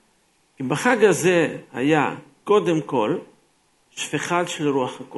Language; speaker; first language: Hebrew; non-native, fluent; Russian